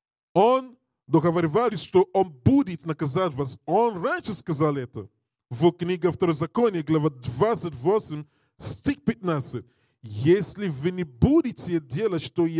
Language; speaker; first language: Russian; non-native, learner; English